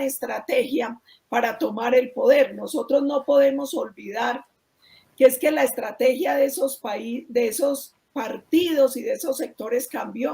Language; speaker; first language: Spanish; native; Spanish